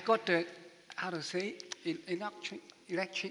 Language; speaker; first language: English; non-native, learner; Chinese